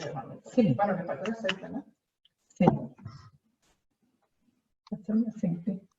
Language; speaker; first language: Spanish; native; Spanish